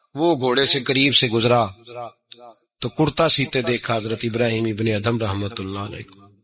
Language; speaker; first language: Urdu; non-native, local second language; Punjabi